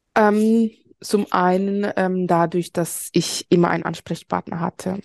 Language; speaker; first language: German; early bilingual, other home language; Spanish